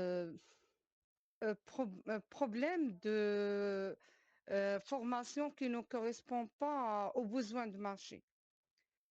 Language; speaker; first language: French; non-native, learner; Arabic